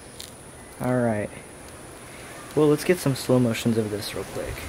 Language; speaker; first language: English; native; English